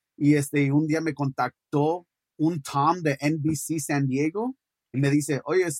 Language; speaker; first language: Spanish; early bilingual, heritage; Spanish